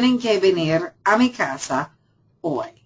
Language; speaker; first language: Spanish; non-native, fluent; English